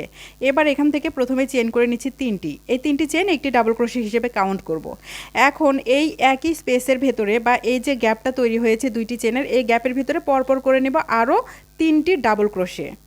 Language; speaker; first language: Bangla; native; Bangla